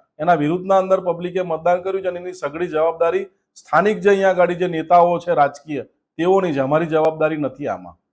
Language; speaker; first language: Gujarati; native; Gujarati